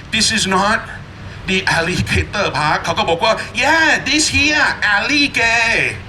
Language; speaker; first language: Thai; non-native, fluent; English